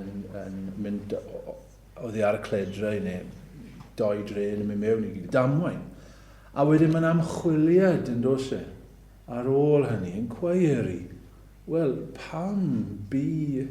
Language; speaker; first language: Welsh; native; Welsh